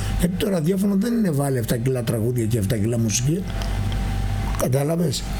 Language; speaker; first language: Greek; native; Greek